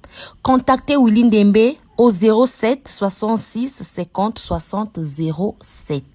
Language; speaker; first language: French; non-native, local second language; Lingala